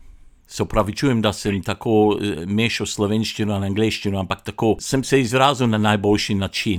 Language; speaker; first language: Slovenian; non-native, local second language; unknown